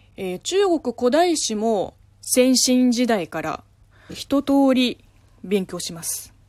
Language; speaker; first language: Japanese; non-native, fluent; Chinese